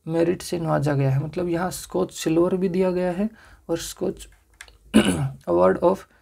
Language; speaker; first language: Hindi; native; Hindi